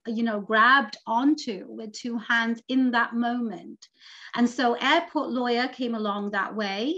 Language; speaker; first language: English; native; English